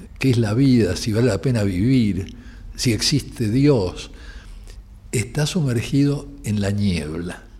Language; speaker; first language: Spanish; native; Spanish